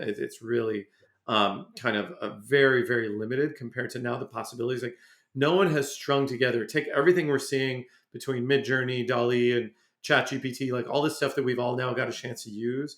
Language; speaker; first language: English; native; English